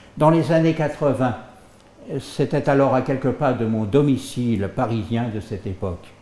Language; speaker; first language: French; native; French